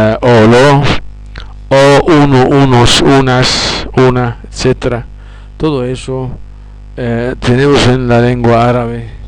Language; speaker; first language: Spanish; non-native, fluent; Arabic